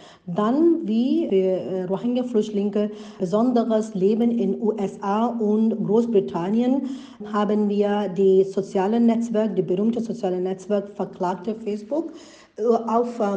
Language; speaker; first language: German; non-native, learner; Rohingya